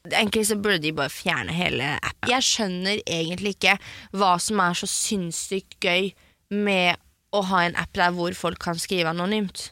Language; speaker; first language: Norwegian; early bilingual, other home language; French